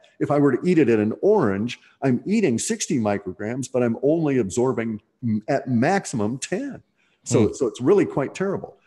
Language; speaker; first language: English; native; English